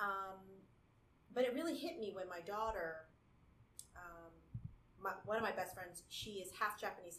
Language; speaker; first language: English; native; English